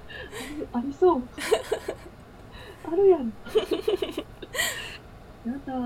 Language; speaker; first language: Japanese; native; Japanese